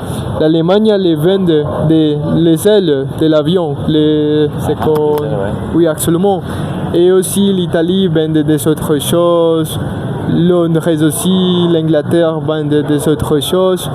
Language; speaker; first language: French; non-native, learner; Spanish